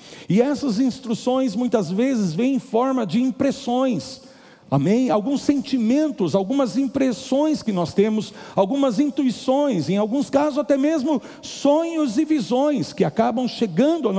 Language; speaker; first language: Portuguese; native; Portuguese